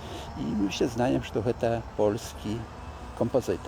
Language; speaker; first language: Polish; non-native, learner; Belarusian